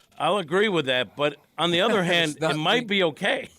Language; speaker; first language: English; native; English